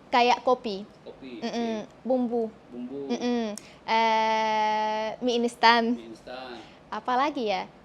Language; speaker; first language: Indonesian; non-native, fluent; Arabic